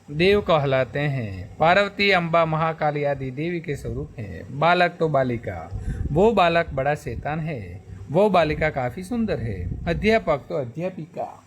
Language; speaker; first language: Hindi; non-native, local second language; Gujarati